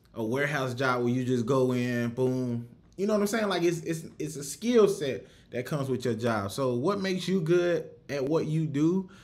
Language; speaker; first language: English; native; English